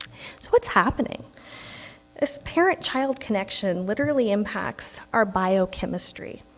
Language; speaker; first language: English; native; English